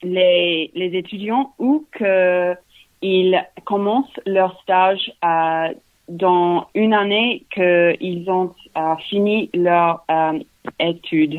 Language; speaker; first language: French; non-native, learner; English